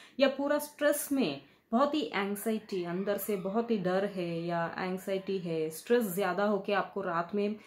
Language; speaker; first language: Hindi; non-native, local second language; Kannada